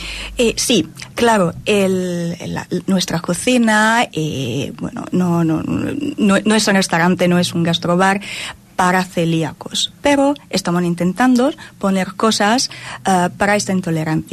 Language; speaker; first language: Spanish; non-native, fluent; Italian